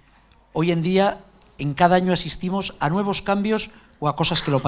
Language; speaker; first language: Spanish; native; Spanish